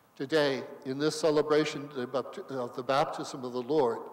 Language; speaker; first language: English; native; English